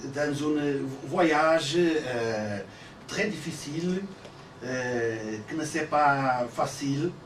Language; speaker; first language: French; non-native, learner; Portuguese